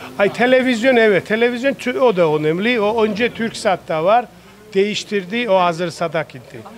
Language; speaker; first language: Turkish; non-native, learner; Georgian